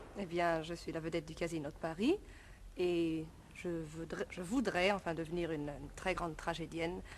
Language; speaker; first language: French; early bilingual, other home language; Italian